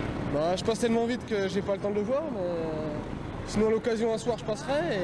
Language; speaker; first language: French; native; French